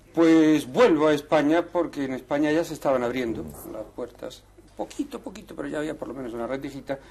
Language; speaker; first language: Spanish; native; Spanish